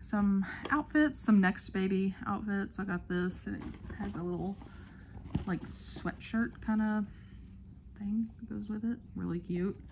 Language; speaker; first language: English; native; English